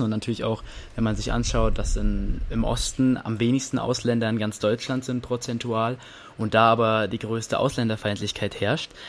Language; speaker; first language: German; native; German